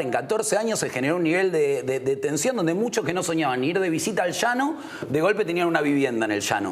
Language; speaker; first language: Spanish; native; Spanish